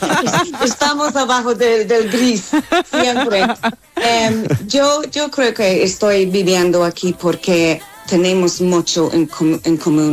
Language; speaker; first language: Spanish; non-native, fluent; English